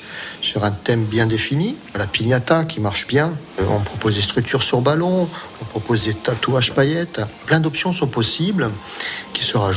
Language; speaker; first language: French; native; French